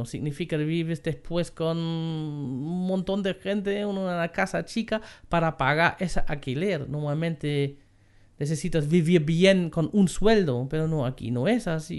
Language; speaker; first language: Spanish; non-native, fluent; German